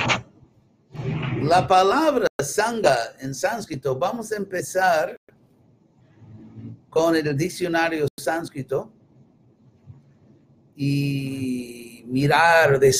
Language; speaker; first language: Spanish; non-native, fluent; English